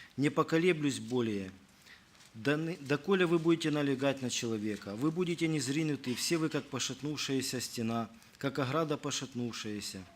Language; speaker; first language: Russian; native; Russian